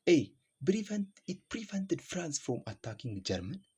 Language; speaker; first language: English; non-native, local second language; Amharic